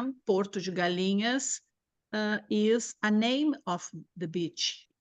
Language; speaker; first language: English; non-native, learner; Portuguese